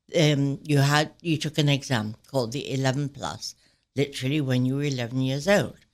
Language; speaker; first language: English; native; English